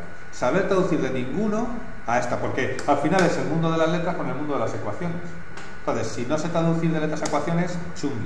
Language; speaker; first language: Spanish; native; Spanish